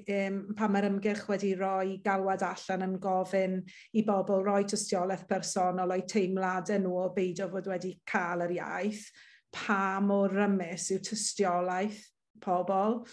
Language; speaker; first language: Welsh; native; Welsh